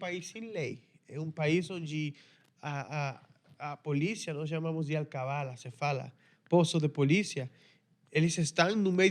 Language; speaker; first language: Portuguese; non-native, fluent; Spanish